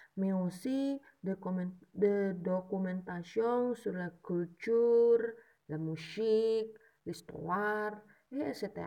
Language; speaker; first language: French; non-native, learner; Indonesian